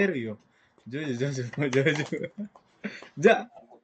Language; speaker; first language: Japanese; non-native, fluent; Indonesian